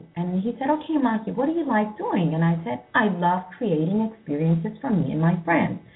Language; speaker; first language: English; non-native, fluent; Greek